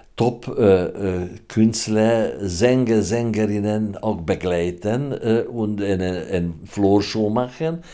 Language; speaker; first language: German; non-native, fluent; Hungarian